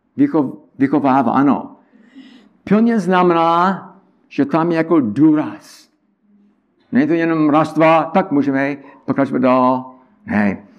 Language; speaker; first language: Czech; non-native, learner; English